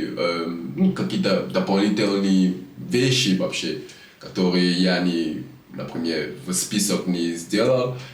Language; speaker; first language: Russian; non-native, fluent; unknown